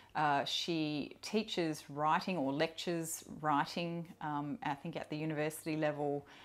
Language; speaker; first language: English; native; English